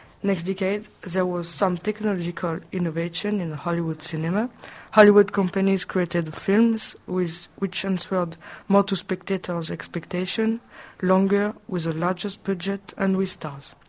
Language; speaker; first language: English; non-native, fluent; French